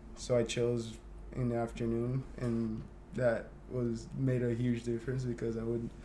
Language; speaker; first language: English; non-native, fluent; Portuguese